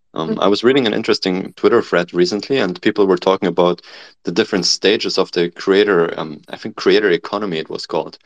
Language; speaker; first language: English; non-native, fluent; German